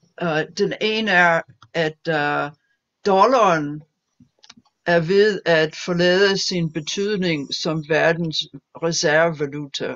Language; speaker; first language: Danish; non-native, fluent; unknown